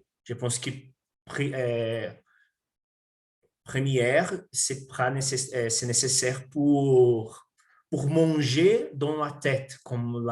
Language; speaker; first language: French; non-native, learner; Portuguese